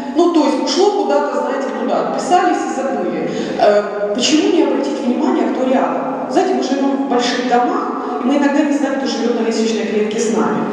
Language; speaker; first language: Russian; non-native, local second language; Ukrainian